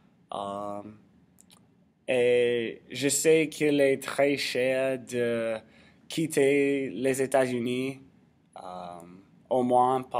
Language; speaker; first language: French; non-native, learner; English